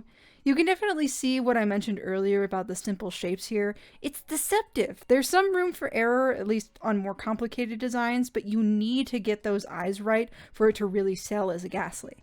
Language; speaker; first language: English; native; English